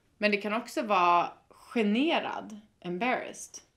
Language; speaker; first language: Swedish; native; Swedish